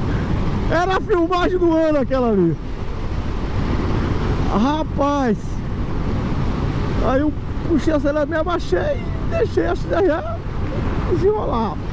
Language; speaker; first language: Portuguese; native; Portuguese